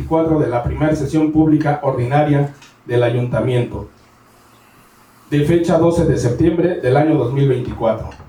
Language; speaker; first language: Spanish; native; Spanish